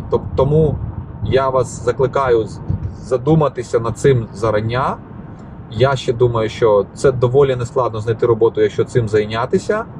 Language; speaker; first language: Ukrainian; native; Ukrainian